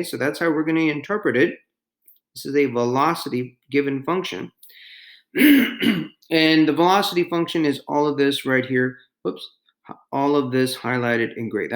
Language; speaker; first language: English; native; English